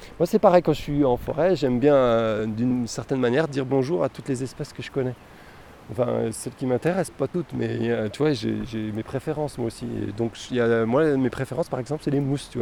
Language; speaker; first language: French; native; French